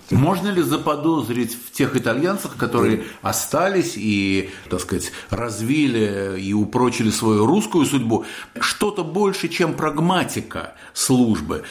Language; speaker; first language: Russian; native; Russian